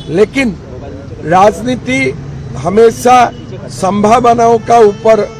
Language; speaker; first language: Hindi; non-native, local second language; Assamese